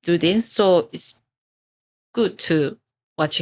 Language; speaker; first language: English; non-native, fluent; Korean